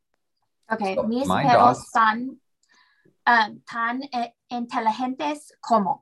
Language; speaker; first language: Spanish; non-native, learner; English